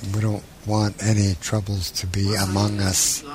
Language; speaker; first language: English; early bilingual, other home language; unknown